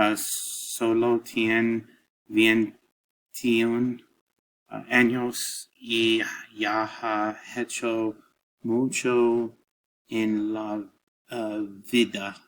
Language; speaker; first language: Spanish; non-native, learner; English